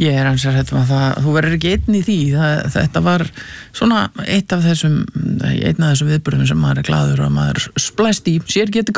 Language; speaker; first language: Icelandic; native; Icelandic